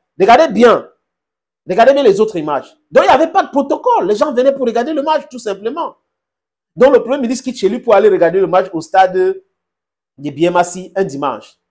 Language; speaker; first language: French; non-native, local second language; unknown